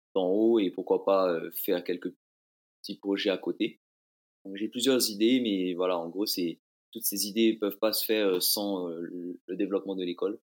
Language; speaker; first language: French; native; French